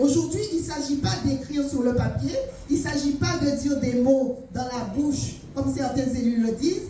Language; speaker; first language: French; native; French